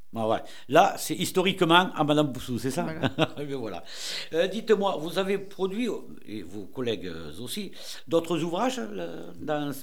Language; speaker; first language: French; native; French